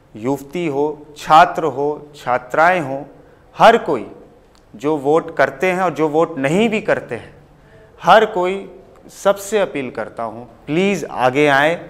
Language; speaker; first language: Hindi; native; Hindi